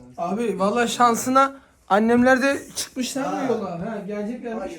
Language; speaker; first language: Turkish; native; Turkish